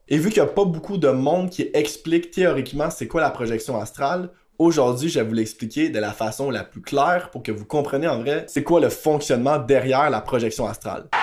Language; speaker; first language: French; native; French